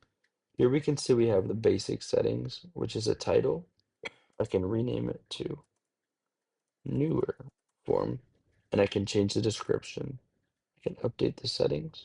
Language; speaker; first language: English; native; English